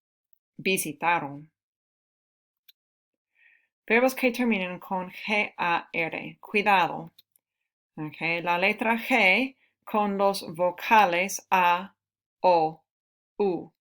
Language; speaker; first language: Spanish; non-native, fluent; English